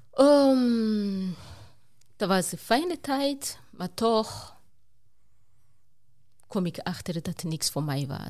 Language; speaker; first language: Dutch; non-native, fluent; Rundi